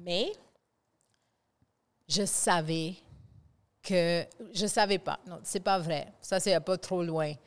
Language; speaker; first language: French; non-native, fluent; English